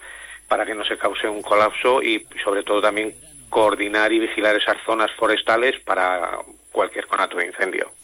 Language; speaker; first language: Spanish; native; Spanish